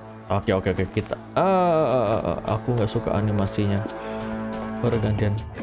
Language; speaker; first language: Indonesian; native; Indonesian